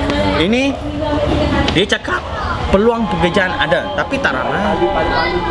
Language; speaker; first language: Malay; non-native, local second language; Cantonese